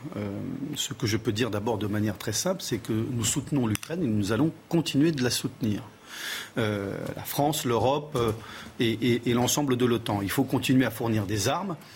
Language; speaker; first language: French; early bilingual, other home language; Portuguese